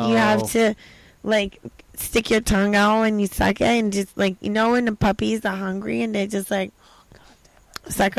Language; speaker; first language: English; non-native, fluent; Portuguese